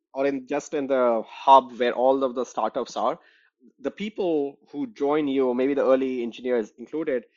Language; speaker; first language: English; non-native, local second language; Hindi